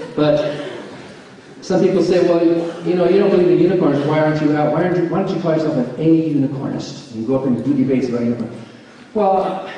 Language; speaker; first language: English; native; English